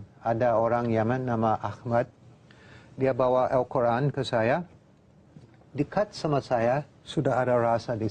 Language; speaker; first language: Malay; non-native, fluent; English